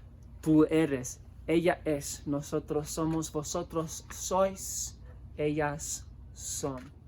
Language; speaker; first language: Spanish; non-native, fluent; English